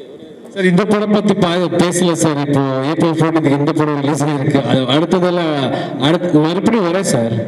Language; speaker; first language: Tamil; non-native, learner; Kannada